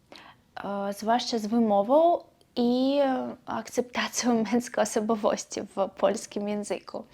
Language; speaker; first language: Polish; non-native, learner; Belarusian